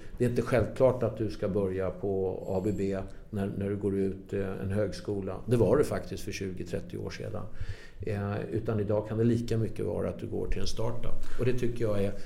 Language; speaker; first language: Swedish; native; Swedish